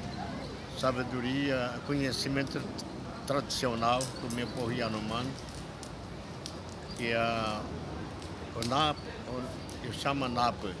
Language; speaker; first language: Portuguese; non-native, local second language; Yanomámi